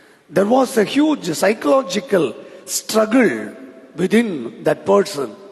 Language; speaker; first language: English; non-native, local second language; Tamil